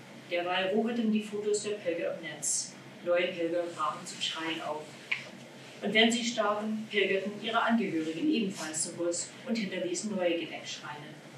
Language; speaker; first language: German; non-native, fluent; English